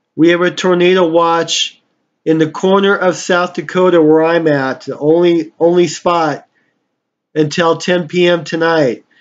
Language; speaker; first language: English; native; English